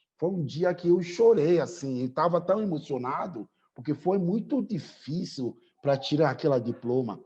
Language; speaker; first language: Portuguese; non-native, fluent; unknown